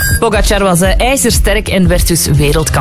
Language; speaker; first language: Dutch; native; Dutch